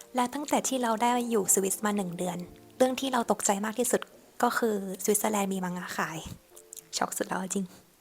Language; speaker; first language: Thai; native; Thai